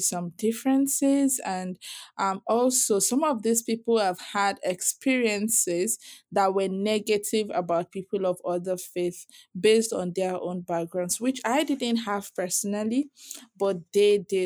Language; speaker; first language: English; non-native, local second language; Yoruba